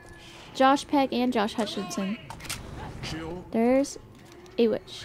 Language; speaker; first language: English; native; English